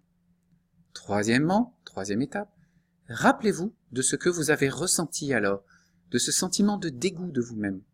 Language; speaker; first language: French; native; French